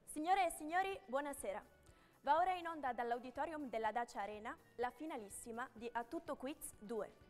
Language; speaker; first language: Italian; native; Italian